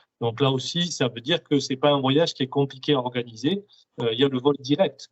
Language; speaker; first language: French; native; French